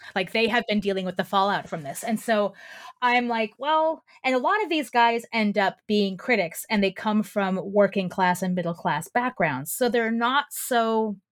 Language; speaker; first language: English; native; English